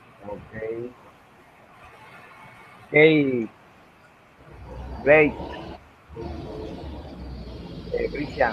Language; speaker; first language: English; non-native, learner; Spanish